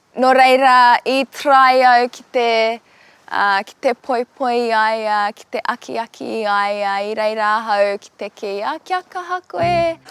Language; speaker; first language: Māori; non-native, local second language; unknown